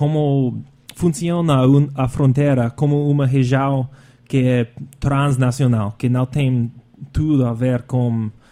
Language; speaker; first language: Portuguese; non-native, fluent; English